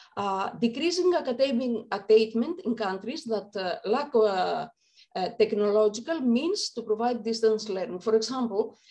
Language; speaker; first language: English; non-native, fluent; Greek